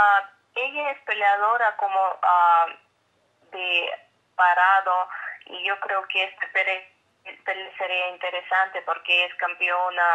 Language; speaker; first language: Spanish; non-native, fluent; Russian